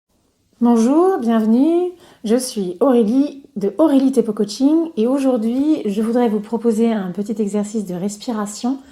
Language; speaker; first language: French; native; French